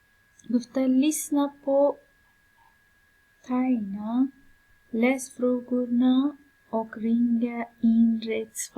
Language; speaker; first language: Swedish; non-native, fluent; Persian